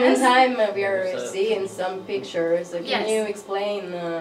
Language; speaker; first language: English; non-native, fluent; Italian